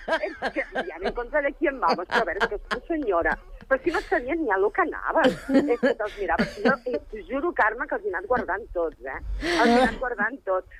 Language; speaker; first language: Catalan; native; Catalan